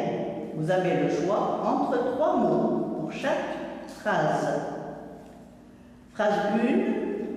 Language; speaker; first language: French; non-native, local second language; Arabic